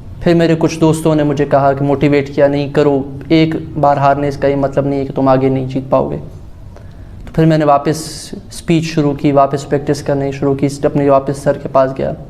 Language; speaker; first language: Urdu; non-native, local second language; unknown